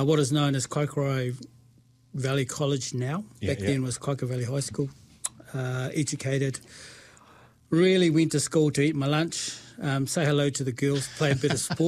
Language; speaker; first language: English; native; English